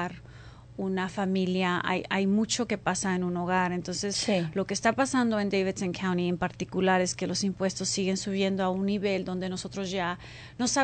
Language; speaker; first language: Spanish; early bilingual, heritage; Spanish